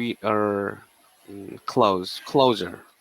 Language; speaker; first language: English; non-native, learner; Korean